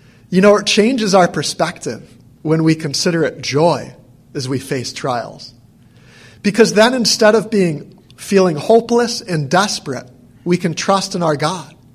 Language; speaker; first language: English; native; English